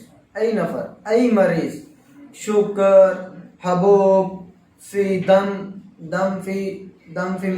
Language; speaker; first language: Arabic; non-native, learner; Urdu